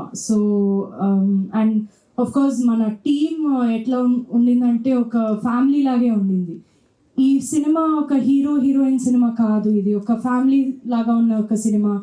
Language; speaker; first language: Telugu; non-native, fluent; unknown